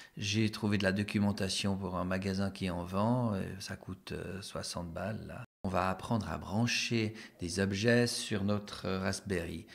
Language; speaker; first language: French; native; French